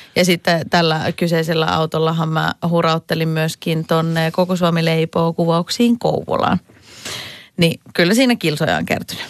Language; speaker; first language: Finnish; native; Finnish